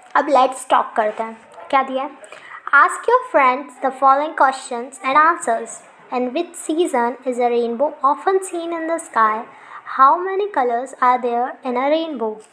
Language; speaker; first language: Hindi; native; Hindi